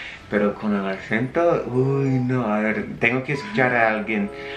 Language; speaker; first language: Spanish; non-native, fluent; English